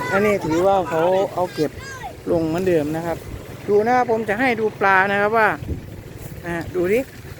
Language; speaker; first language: Thai; native; Thai